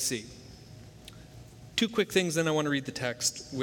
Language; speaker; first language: English; native; English